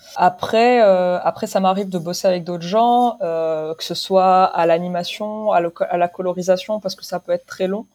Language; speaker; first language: French; non-native, local second language; Arabic